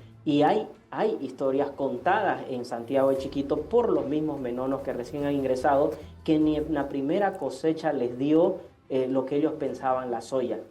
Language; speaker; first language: Spanish; native; Spanish